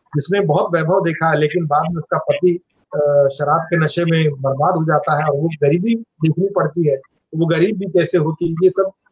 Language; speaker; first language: Hindi; non-native, local second language; Marathi